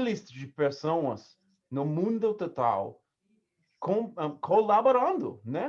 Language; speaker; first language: Portuguese; non-native, learner; English